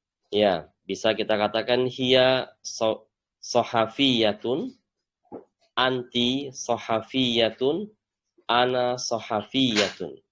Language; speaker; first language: Arabic; non-native, fluent; Indonesian